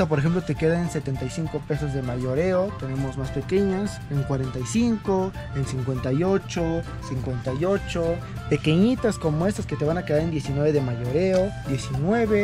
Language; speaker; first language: Spanish; native; Spanish